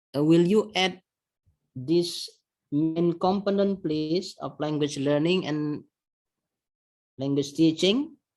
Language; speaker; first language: English; non-native, fluent; Indonesian